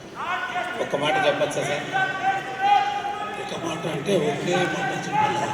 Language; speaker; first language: Telugu; non-native, fluent; Tamil